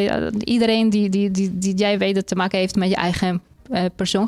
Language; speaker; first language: Dutch; non-native, fluent; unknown